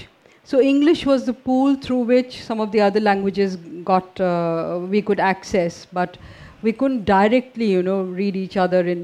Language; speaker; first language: English; non-native, local second language; Hindi